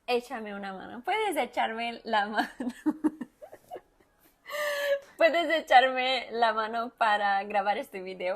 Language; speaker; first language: Spanish; non-native, fluent; Portuguese